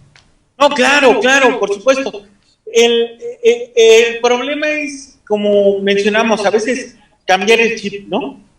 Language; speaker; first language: Spanish; native; Spanish